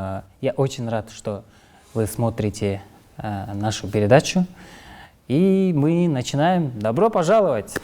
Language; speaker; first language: Russian; non-native, local second language; Kyrgyz